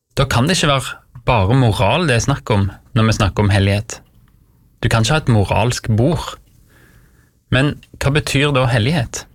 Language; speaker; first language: Norwegian; native; Norwegian